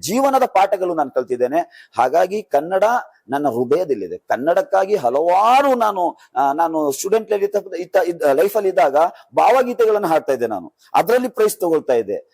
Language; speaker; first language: Kannada; non-native, local second language; Urdu